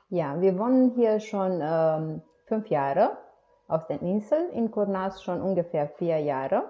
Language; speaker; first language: German; non-native, fluent; Romanian